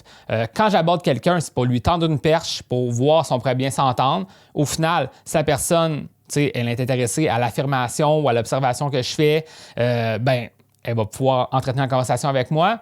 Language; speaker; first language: French; native; French